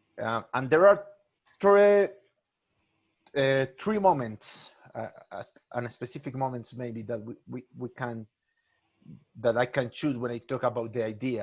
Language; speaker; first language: English; non-native, learner; Spanish